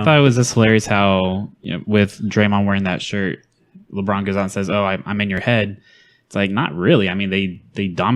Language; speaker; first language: English; native; English